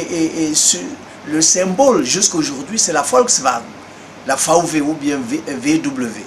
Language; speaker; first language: French; non-native, local second language; Duala